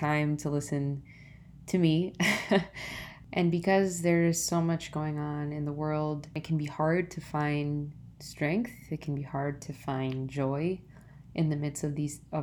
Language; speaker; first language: English; native; English